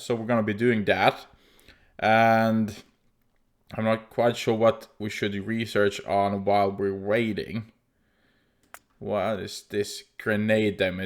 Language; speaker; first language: English; non-native, fluent; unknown